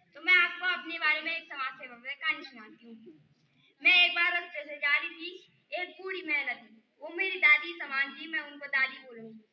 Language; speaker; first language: Hindi; non-native, local second language; Garhwali